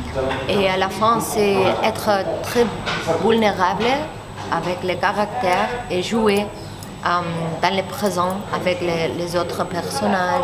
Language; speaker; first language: French; non-native, learner; Spanish